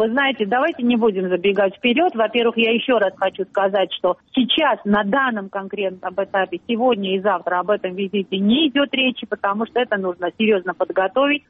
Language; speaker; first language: Russian; non-native, local second language; Georgian